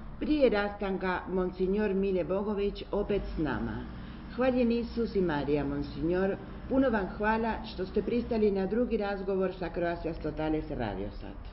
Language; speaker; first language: Croatian; early bilingual, heritage; Croatian